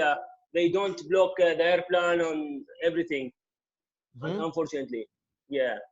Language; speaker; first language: English; non-native, local second language; Arabic